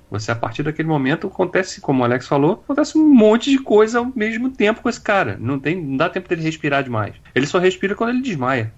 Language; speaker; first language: Portuguese; native; Portuguese